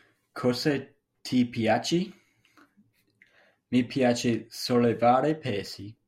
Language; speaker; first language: Italian; non-native, learner; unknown